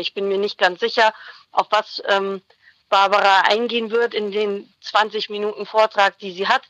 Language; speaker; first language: German; native; German